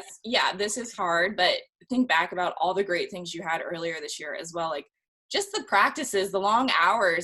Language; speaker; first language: English; native; English